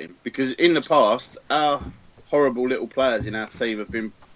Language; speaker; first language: English; native; English